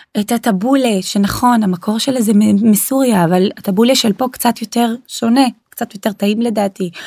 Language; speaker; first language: Hebrew; non-native, local second language; Arabic